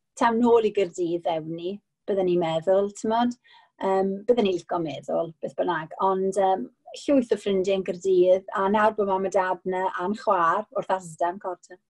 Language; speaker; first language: Welsh; non-native, local second language; English